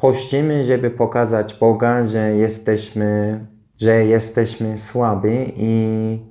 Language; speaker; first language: Polish; non-native, fluent; Turkish